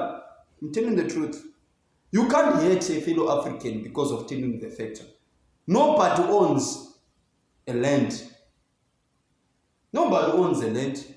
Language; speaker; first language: English; non-native, local second language; Zulu